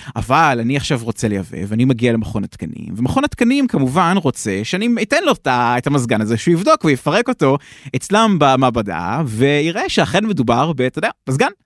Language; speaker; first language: Hebrew; native; Hebrew